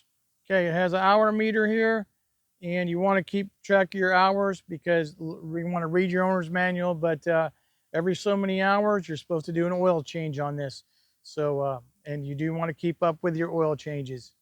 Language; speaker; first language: English; native; English